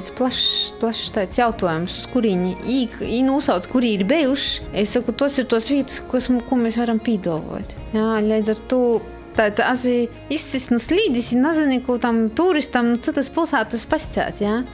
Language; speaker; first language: Latvian; native; Latvian